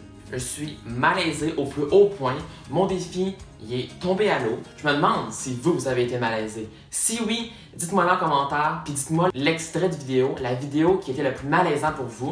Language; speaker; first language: French; native; French